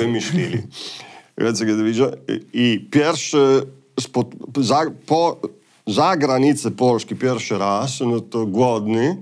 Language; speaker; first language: Polish; non-native, fluent; Italian